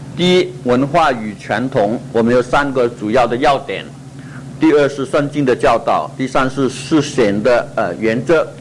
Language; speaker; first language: Chinese; non-native, local second language; Cantonese